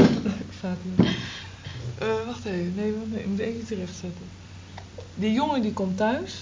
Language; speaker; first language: Dutch; native; Dutch